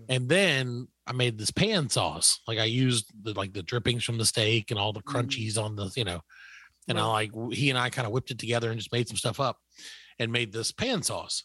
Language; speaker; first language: English; native; English